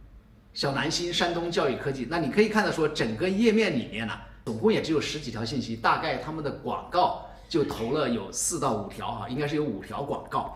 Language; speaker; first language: Chinese; native; Chinese